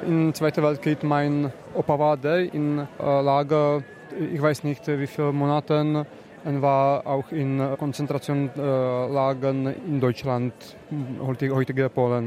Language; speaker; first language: German; non-native, learner; Czech